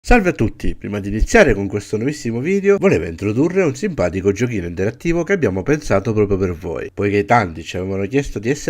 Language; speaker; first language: Italian; native; Italian